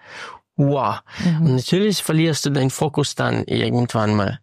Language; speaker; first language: German; non-native, fluent; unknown